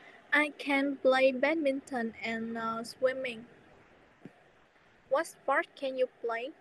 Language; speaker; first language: English; non-native, learner; Vietnamese